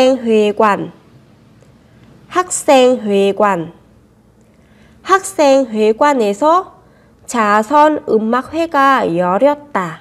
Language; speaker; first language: Korean; non-native, fluent; Vietnamese